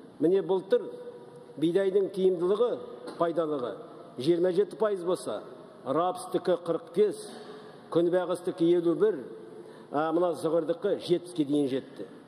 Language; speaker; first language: Kazakh; native; Kazakh